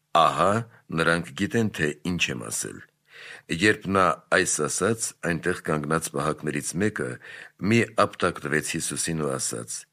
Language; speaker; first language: Armenian; native; Armenian